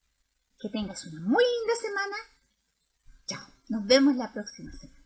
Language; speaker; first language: Spanish; native; Spanish